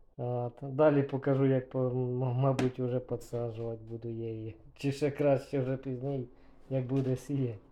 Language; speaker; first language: Ukrainian; native; Ukrainian